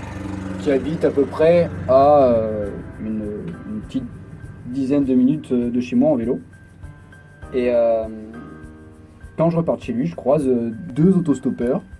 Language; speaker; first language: French; native; French